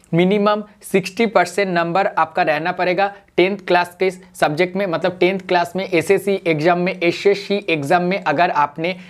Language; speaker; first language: Hindi; non-native, local second language; Bangla